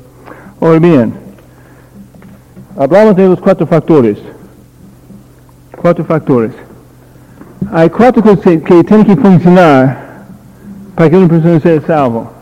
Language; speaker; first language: Spanish; non-native, learner; English